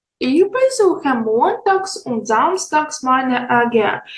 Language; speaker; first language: German; non-native, fluent; Ukrainian